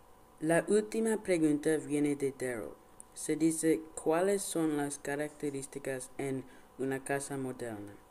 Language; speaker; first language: Spanish; non-native, learner; English